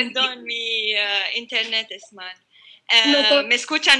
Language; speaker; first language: Spanish; non-native, learner; Arabic